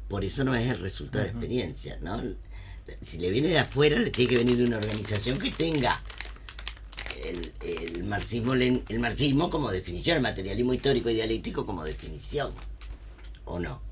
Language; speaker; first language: Spanish; native; Spanish